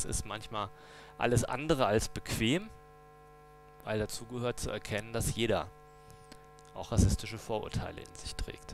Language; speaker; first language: German; native; German